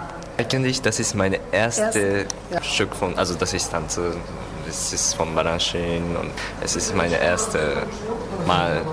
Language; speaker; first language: German; non-native, learner; Japanese